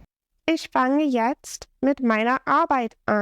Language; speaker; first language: German; non-native, fluent; English